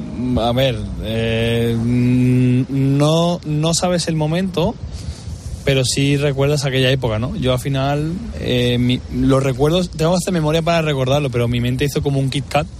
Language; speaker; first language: Spanish; native; Spanish